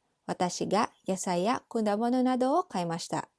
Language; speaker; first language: Japanese; non-native, fluent; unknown